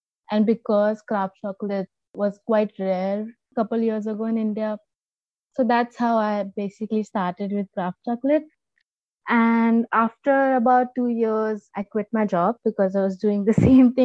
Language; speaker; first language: English; non-native, local second language; Marathi